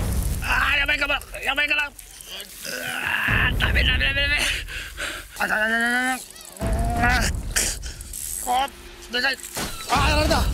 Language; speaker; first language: Japanese; native; Japanese